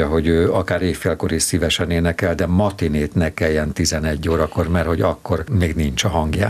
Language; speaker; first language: Hungarian; native; Hungarian